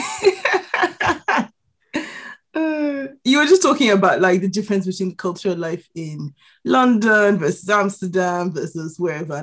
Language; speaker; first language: English; non-native, local second language; Igbo